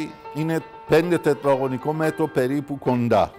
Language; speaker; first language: Greek; non-native, learner; Persian